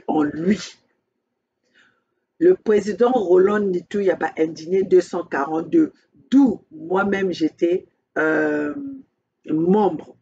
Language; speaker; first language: French; non-native, local second language; Kongo